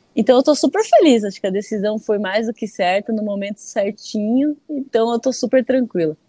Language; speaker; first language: Portuguese; native; Portuguese